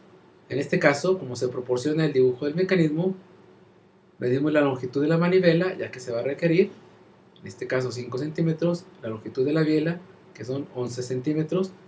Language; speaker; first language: Spanish; native; Spanish